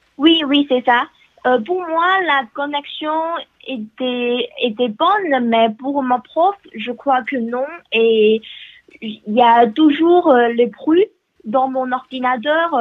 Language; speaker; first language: French; non-native, learner; Chinese